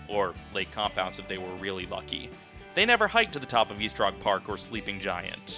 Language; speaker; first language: English; native; English